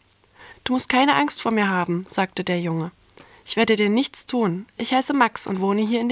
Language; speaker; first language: German; native; German